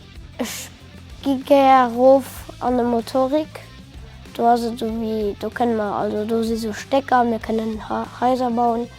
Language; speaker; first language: German; non-native, local second language; Luxembourgish